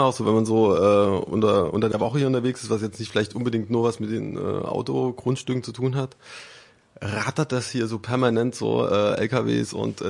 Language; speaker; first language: German; native; German